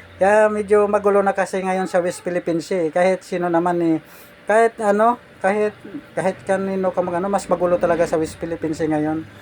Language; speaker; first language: Filipino; native; Filipino